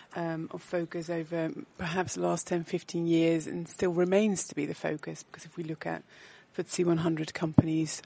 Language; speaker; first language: English; non-native, fluent; Dutch